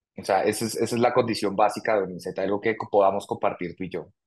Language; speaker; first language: Spanish; native; Spanish